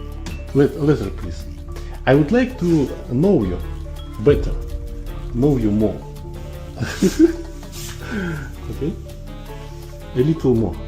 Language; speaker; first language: English; non-native, learner; Russian